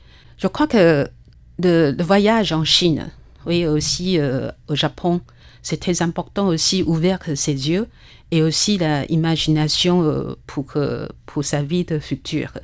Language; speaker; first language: French; non-native, learner; Chinese